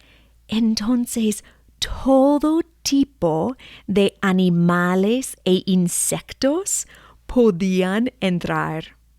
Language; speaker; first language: Spanish; non-native, fluent; English